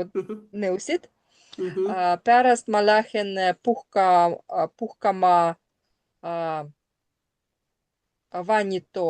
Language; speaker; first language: Estonian; non-native, learner; Russian